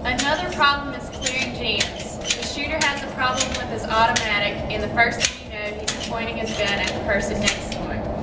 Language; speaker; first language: English; native; English